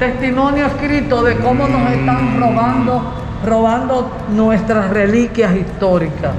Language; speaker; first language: Spanish; native; Spanish